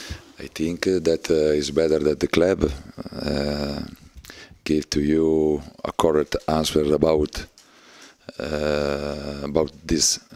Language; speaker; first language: English; non-native, learner; Italian